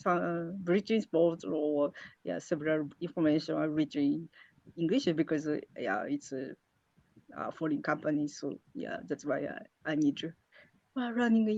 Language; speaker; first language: English; non-native, learner; Japanese